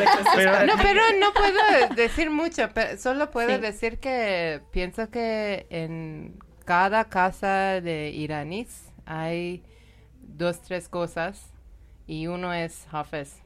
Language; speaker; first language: Spanish; non-native, learner; Persian